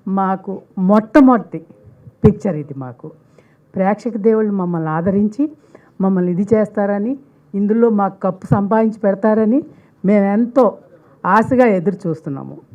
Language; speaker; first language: Telugu; native; Telugu